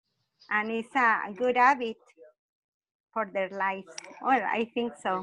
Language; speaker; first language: English; non-native, learner; Spanish